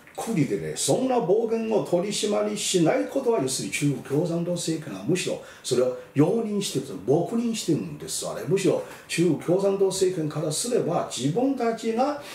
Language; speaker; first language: Japanese; non-native, fluent; Chinese